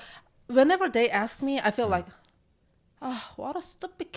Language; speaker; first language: English; non-native, learner; Korean